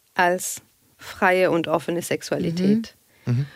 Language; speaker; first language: German; non-native, fluent; Arabic